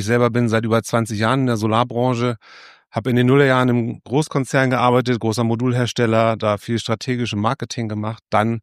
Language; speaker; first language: German; native; German